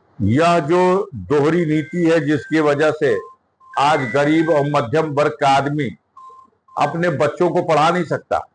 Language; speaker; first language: Hindi; native; Hindi